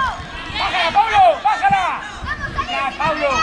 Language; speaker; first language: Spanish; native; Spanish